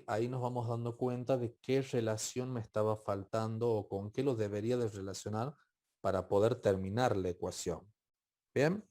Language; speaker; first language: Spanish; native; Spanish